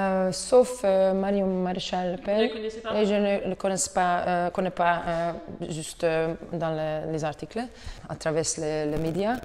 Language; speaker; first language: French; non-native, learner; Hungarian